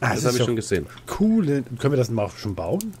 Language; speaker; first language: German; native; German